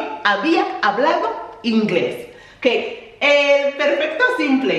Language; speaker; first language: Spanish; non-native, fluent; English